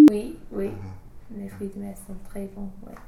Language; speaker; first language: French; non-native, learner; English